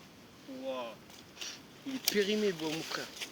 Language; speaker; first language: French; native; French